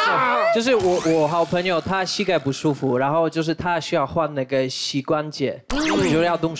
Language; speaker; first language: Chinese; non-native, fluent; Polish